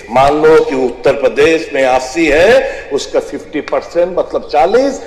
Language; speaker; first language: Hindi; non-native, local second language; Bangla